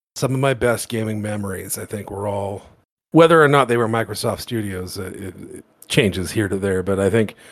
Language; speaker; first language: English; native; English